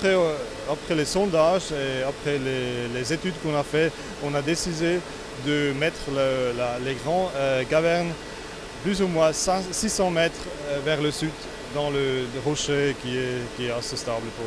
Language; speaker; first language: French; non-native, local second language; Italian